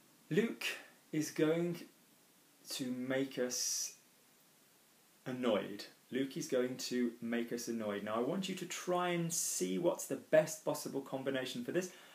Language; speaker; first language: English; native; English